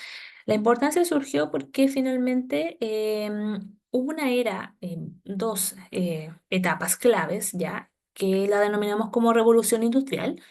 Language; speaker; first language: Spanish; native; Spanish